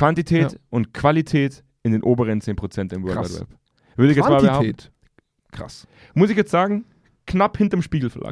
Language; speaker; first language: German; native; German